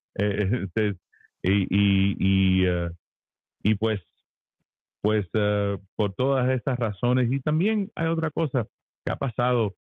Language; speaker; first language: Spanish; early bilingual, heritage; Spanish